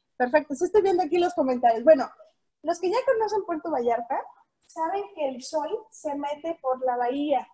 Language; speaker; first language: Spanish; native; Spanish